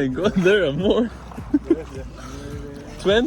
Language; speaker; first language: English; non-native, fluent; Portuguese